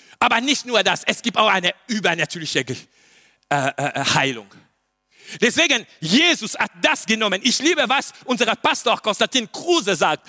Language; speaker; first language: German; non-native, learner; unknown